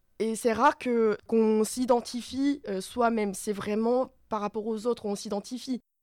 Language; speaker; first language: French; non-native, fluent; Korean